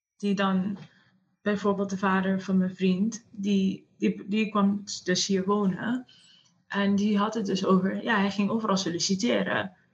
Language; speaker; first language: Dutch; native; Dutch